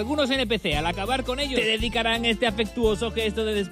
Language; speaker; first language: Spanish; native; Spanish